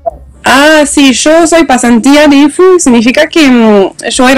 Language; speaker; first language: Spanish; non-native, learner; French